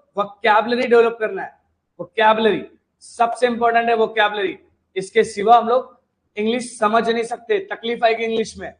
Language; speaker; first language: Hindi; non-native, local second language; Marathi